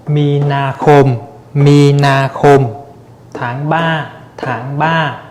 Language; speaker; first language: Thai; non-native, fluent; Vietnamese